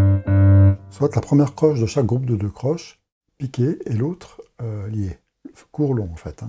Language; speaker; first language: French; native; French